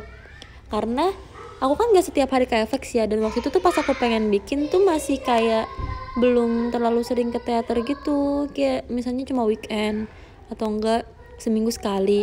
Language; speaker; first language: Indonesian; native; Indonesian